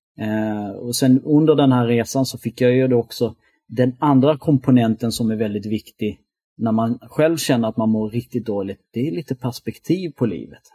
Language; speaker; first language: Swedish; early bilingual, other home language; Albanian